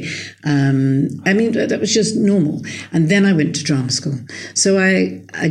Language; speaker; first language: English; native; English